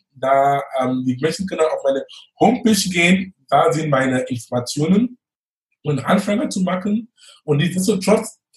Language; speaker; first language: German; non-native, fluent; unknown